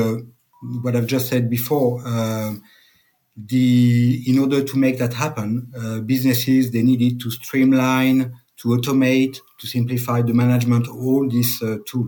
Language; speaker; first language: English; non-native, fluent; French